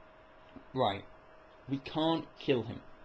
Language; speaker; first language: English; native; English